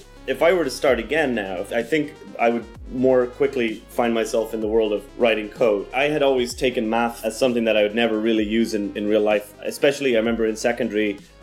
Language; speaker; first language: English; native; English